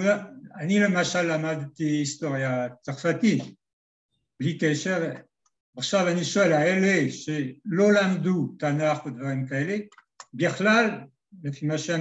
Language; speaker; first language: Hebrew; non-native, fluent; French